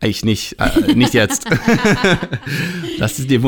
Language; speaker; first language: German; non-native, learner; Hebrew